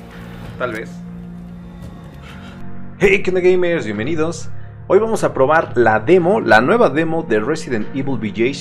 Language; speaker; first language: Spanish; native; Spanish